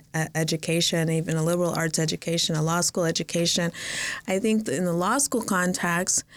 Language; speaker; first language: English; native; English